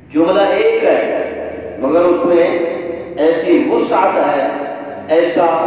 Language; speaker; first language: Urdu; non-native, local second language; Saraiki